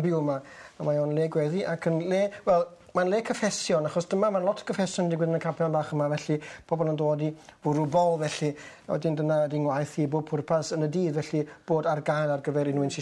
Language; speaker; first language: Welsh; native; Welsh